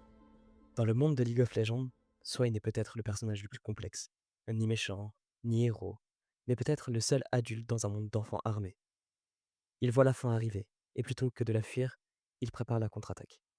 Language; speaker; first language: French; native; French